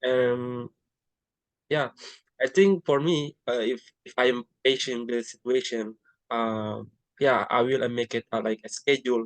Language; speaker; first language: English; non-native, learner; Indonesian